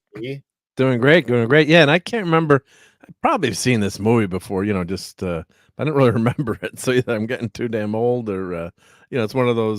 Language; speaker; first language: English; native; English